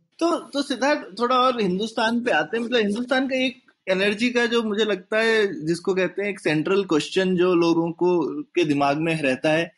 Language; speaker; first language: Hindi; native; Hindi